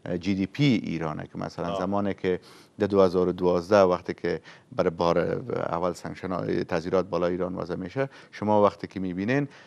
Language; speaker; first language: Persian; native; Persian